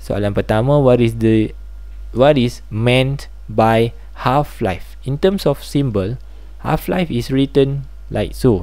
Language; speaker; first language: English; non-native, local second language; Malay